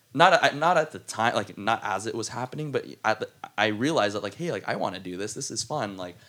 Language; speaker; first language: English; native; English